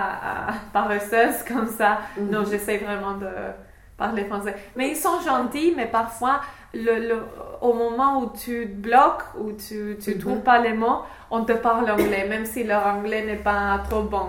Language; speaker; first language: French; non-native, fluent; English